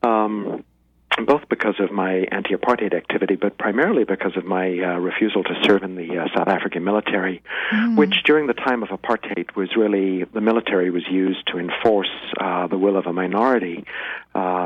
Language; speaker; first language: English; native; English